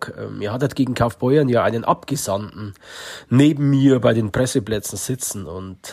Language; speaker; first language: German; native; German